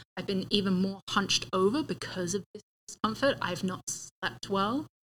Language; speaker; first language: English; native; English